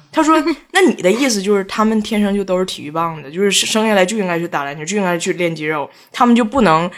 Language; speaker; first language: Chinese; native; Chinese